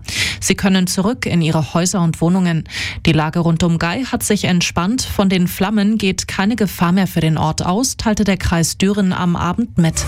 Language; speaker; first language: German; native; German